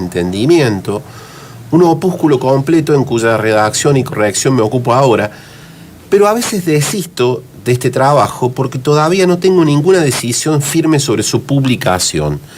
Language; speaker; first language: Spanish; native; Spanish